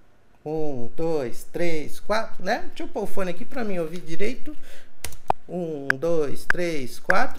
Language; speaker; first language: Portuguese; native; Portuguese